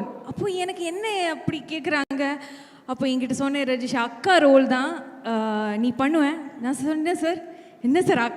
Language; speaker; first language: Tamil; non-native, learner; Malayalam